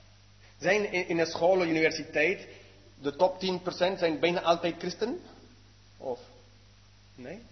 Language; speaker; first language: Dutch; non-native, fluent; English